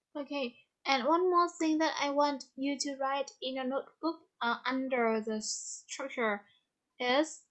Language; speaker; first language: English; non-native, fluent; Vietnamese